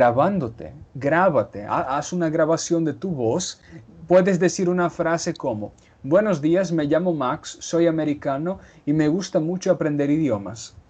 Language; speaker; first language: Spanish; non-native, fluent; Portuguese